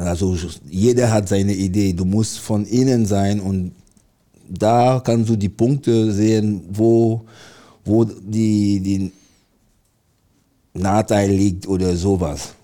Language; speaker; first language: German; non-native, learner; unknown